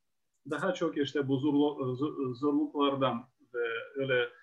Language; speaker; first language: Turkish; non-native, fluent; Ukrainian